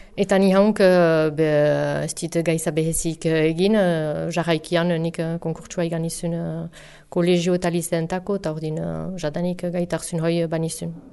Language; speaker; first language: Basque; native; Basque